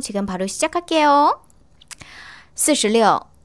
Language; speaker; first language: Korean; non-native, learner; Chinese